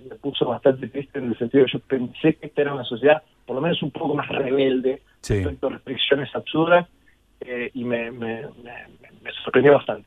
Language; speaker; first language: Spanish; native; Spanish